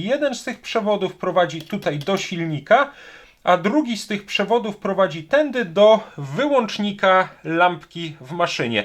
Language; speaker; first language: Polish; native; Polish